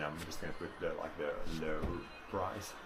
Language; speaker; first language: English; non-native, fluent; Swedish